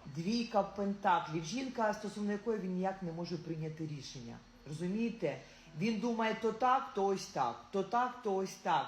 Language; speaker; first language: Ukrainian; non-native, local second language; Russian